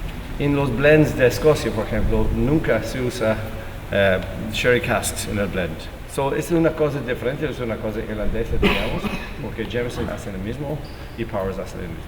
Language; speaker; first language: Spanish; non-native, fluent; English